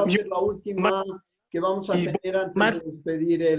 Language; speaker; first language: Spanish; native; Spanish